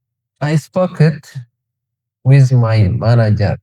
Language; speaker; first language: English; non-native, learner; Tigrinya